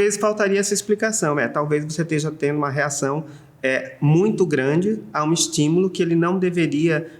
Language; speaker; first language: Portuguese; native; Portuguese